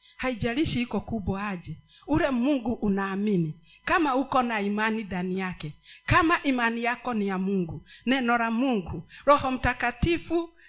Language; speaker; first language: Swahili; non-native, local second language; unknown